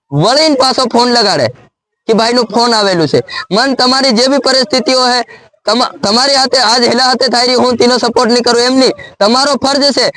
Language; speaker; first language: Gujarati; non-native, local second language; Bhili